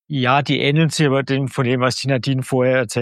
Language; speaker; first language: German; native; German